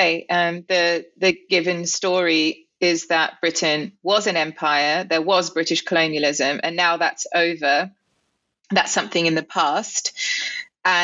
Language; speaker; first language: English; native; English